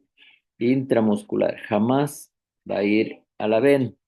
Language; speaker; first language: Spanish; native; Spanish